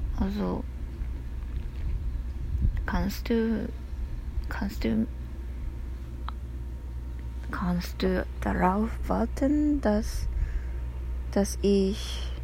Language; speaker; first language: German; non-native, learner; Japanese